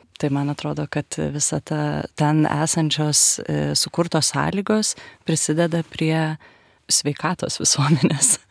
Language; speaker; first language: Lithuanian; native; Lithuanian